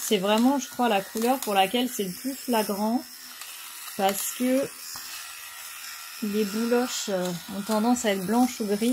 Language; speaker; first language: French; native; French